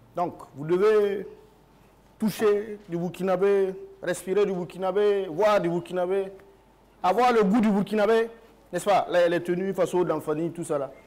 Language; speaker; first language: French; non-native, local second language; Mossi